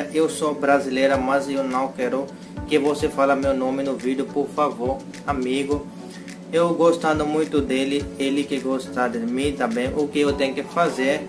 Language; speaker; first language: Portuguese; non-native, learner; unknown